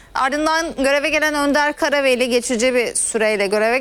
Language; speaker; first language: Turkish; native; Turkish